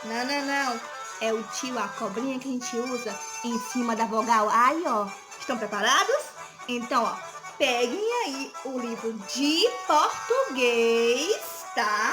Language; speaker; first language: Portuguese; native; Portuguese